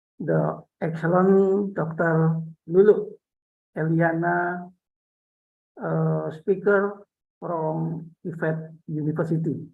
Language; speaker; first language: English; non-native, local second language; Indonesian